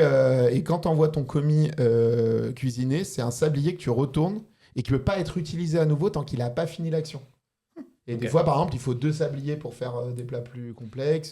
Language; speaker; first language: French; native; French